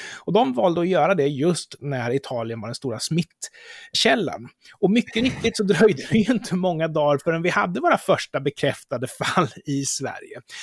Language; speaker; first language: Swedish; native; Swedish